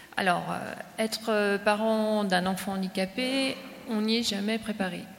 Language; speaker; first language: French; native; French